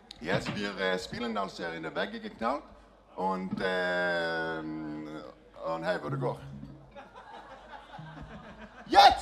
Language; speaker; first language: German; non-native, learner; Norwegian